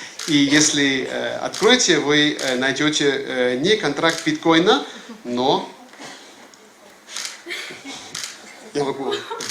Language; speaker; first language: Russian; non-native, fluent; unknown